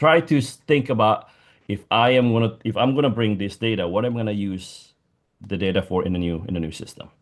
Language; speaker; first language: English; non-native, fluent; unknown